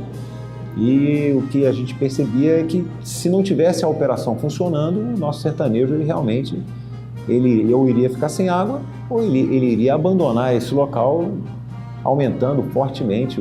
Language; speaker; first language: Portuguese; native; Portuguese